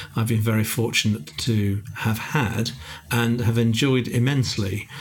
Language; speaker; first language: English; native; English